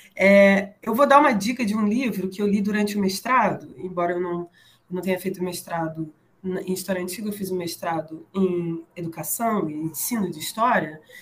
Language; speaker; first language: Portuguese; native; Portuguese